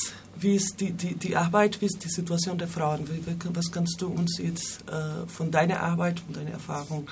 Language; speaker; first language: German; non-native, fluent; Portuguese